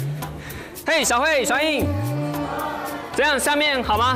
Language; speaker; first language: Chinese; native; Chinese